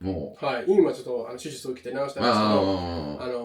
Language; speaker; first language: Japanese; non-native, fluent; English